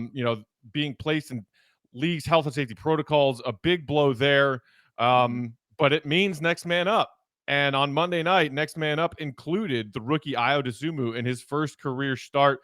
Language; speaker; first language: English; native; English